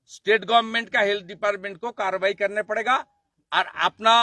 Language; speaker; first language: Hindi; non-native, local second language; Bangla